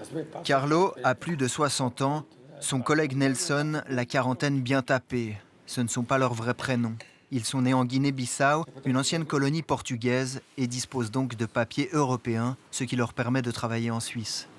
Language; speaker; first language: French; native; French